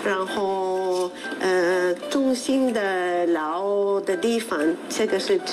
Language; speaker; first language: Chinese; non-native, learner; Spanish